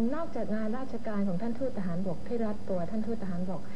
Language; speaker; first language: Thai; native; Thai